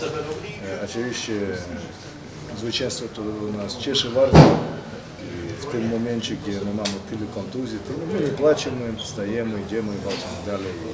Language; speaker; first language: Polish; non-native, fluent; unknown